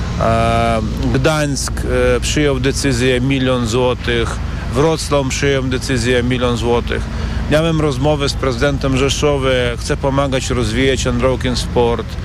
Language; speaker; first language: Polish; non-native, learner; Ukrainian